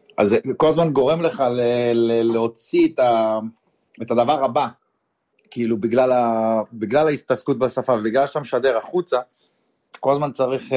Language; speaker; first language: Hebrew; native; Hebrew